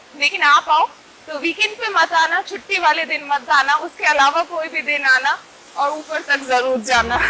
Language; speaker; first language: Hindi; native; Hindi